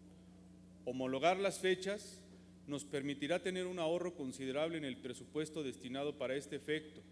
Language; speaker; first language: Spanish; native; Spanish